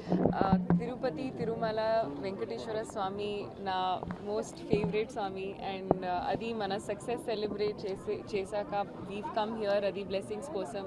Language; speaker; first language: Telugu; non-native, local second language; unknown